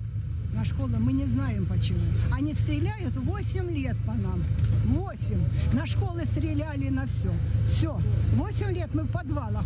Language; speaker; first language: Russian; native; Russian